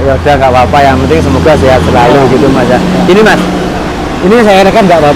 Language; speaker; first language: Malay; non-native, local second language; Javanese